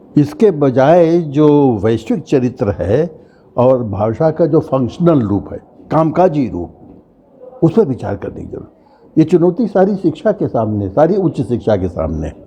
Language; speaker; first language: Hindi; native; Hindi